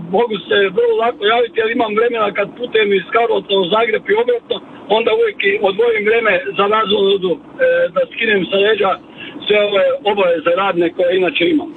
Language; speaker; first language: Croatian; native; Croatian